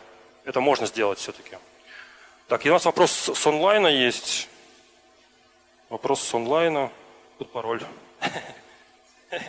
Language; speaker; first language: Russian; native; Russian